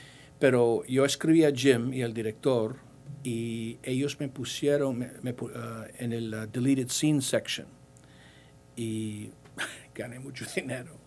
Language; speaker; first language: Spanish; early bilingual, heritage; English